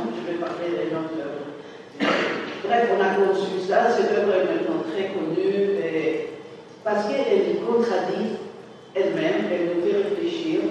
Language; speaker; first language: French; non-native, fluent; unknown